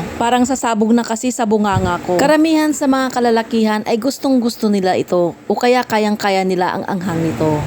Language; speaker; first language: Filipino; non-native, local second language; Iloko